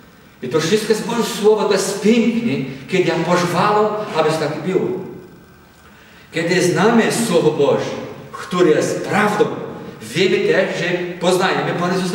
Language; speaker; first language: Polish; non-native, learner; Portuguese